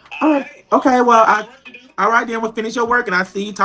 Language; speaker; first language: English; native; English